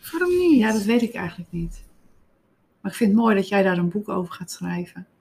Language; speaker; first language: Dutch; native; Dutch